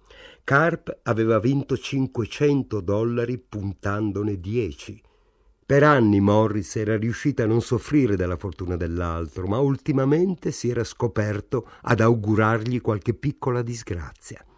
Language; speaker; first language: Italian; native; Italian